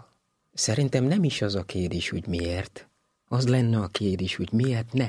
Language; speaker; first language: Hungarian; non-native, learner; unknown